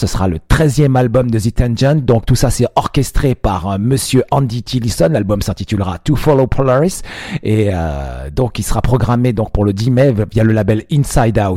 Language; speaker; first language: French; native; French